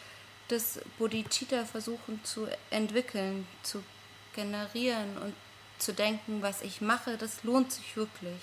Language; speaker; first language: German; non-native, fluent; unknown